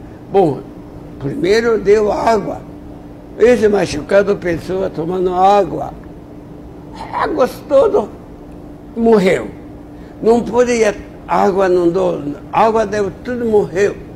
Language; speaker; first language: Portuguese; non-native, learner; Japanese